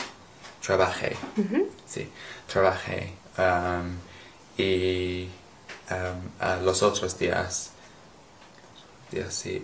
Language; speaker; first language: Spanish; non-native, learner; English